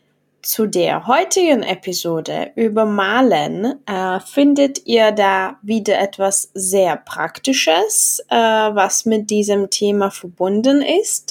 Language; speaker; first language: German; non-native, fluent; Czech